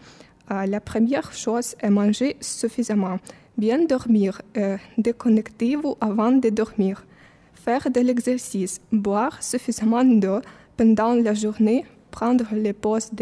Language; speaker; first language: French; non-native, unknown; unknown